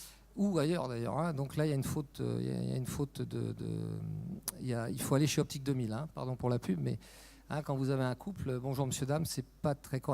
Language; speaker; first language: French; native; French